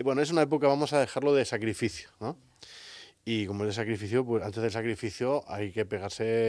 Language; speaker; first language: Spanish; native; Spanish